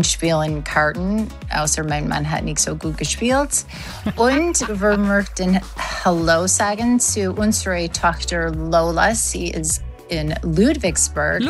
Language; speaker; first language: German; non-native, learner; English